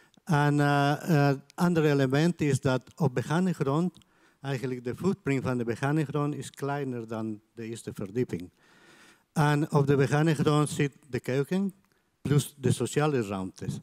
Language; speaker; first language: Dutch; non-native, fluent; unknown